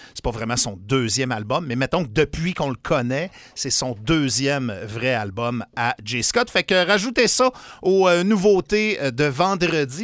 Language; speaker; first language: French; native; French